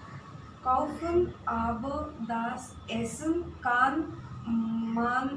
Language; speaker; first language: German; non-native, learner; Marathi